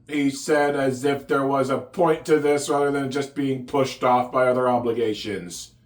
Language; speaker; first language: English; native; English